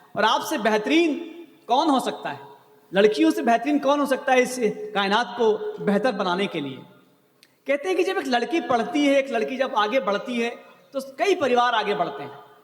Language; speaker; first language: Hindi; native; Hindi